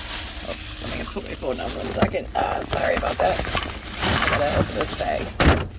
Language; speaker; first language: English; native; English